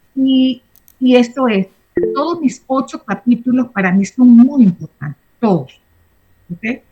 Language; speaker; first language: Spanish; native; Spanish